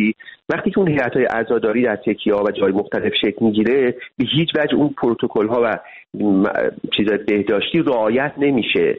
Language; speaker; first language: Persian; native; Persian